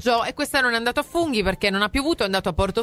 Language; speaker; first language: Italian; native; Italian